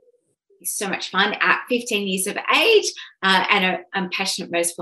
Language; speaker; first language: English; native; English